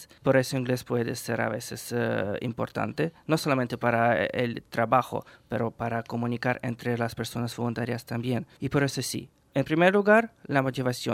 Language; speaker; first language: Spanish; non-native, fluent; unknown